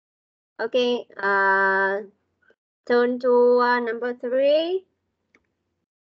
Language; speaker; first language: English; non-native, learner; Vietnamese